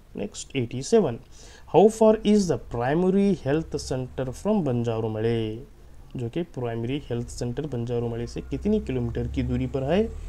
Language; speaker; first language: Urdu; native; Urdu